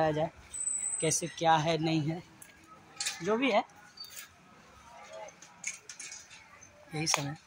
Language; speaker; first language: Hindi; non-native, local second language; Bhojpuri